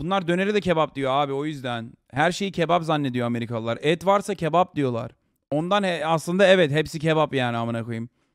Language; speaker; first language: Turkish; early bilingual, heritage; Turkish